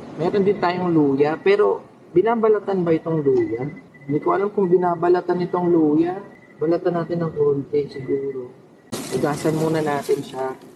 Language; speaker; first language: Filipino; non-native, local second language; Pangasinan